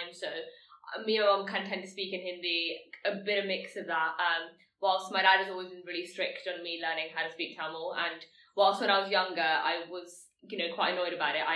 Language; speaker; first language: English; non-native, local second language; Tamil